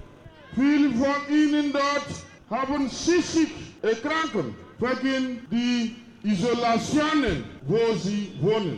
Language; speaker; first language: German; non-native, learner; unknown